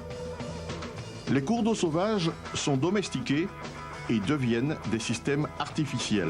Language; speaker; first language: French; native; French